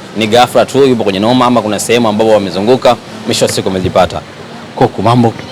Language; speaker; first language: Swahili; native; Swahili